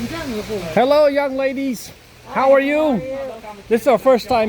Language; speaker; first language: English; non-native, learner; Vietnamese